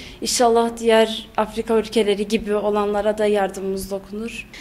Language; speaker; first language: Turkish; native; Turkish